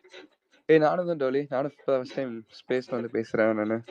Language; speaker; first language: Tamil; native; Tamil